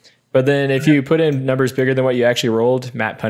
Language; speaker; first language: English; native; English